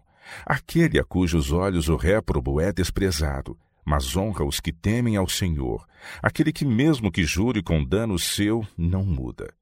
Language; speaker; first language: Portuguese; native; Portuguese